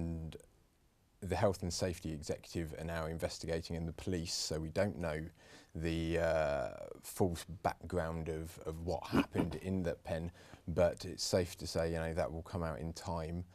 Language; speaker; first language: English; native; English